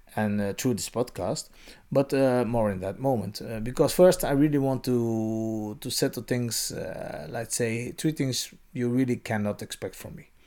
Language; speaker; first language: English; non-native, fluent; Dutch